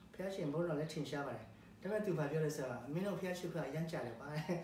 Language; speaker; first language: Burmese; non-native, local second language; S'gaw Karen